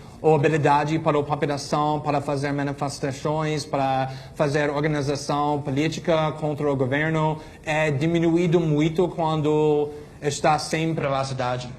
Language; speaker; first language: Portuguese; non-native, fluent; English